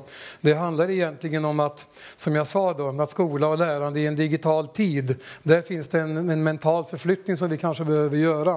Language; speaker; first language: Swedish; native; Swedish